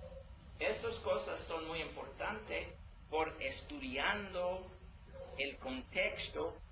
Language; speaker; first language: Spanish; non-native, learner; English